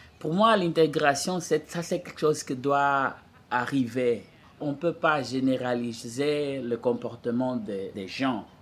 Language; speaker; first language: French; non-native, fluent; Portuguese